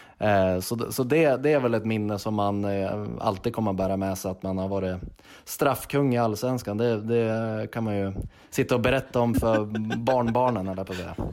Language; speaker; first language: Swedish; native; Swedish